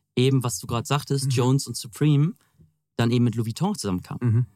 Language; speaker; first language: German; native; German